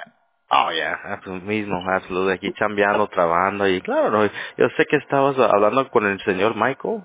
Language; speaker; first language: Spanish; non-native, learner; English